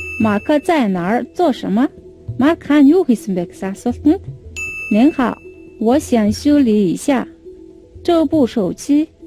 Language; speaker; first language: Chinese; non-native, fluent; Mongolian